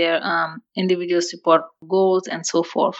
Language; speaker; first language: English; non-native, fluent; Wolof